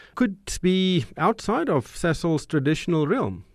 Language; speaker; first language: English; non-native, local second language; Afrikaans